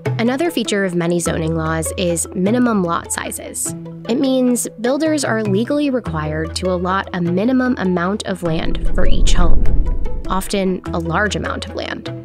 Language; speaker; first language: English; native; English